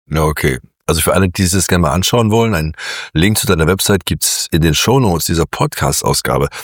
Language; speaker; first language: German; native; German